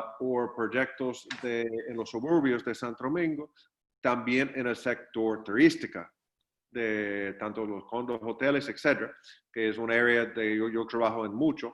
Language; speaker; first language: Spanish; non-native, fluent; English